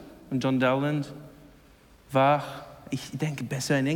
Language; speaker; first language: German; non-native, learner; English